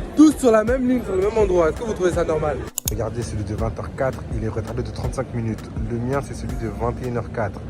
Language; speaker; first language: French; native; French